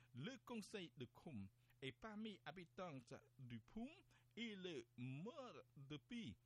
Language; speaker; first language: French; non-native, learner; Khmer